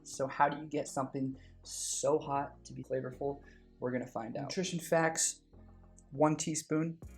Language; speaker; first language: English; native; English